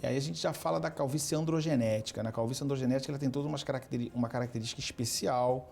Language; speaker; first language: Portuguese; native; Portuguese